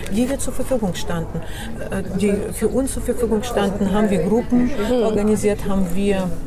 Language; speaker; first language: German; non-native, fluent; Russian